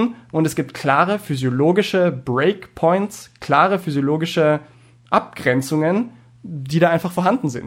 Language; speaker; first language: German; native; German